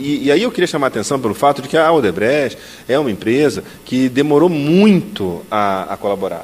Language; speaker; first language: Portuguese; native; Portuguese